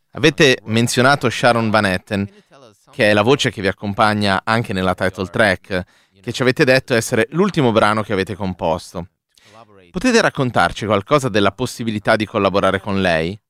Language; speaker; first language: Italian; native; Italian